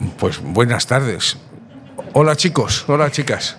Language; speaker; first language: Spanish; native; Spanish